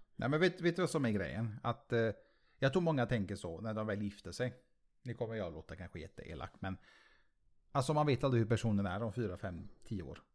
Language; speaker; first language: Swedish; native; Swedish